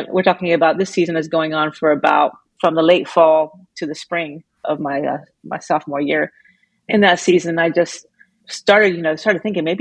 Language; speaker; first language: English; native; English